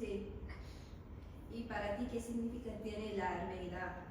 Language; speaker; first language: Spanish; non-native, learner; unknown